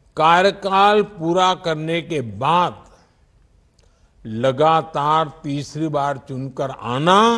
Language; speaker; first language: Hindi; non-native, local second language; Gujarati